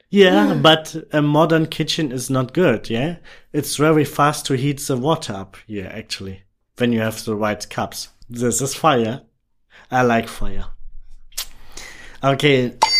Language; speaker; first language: English; non-native, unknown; German